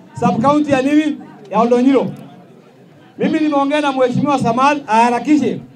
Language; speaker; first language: Swahili; non-native, local second language; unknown